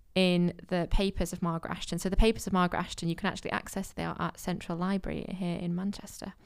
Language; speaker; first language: English; native; English